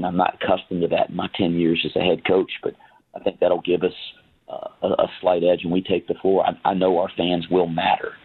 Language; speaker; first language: English; native; English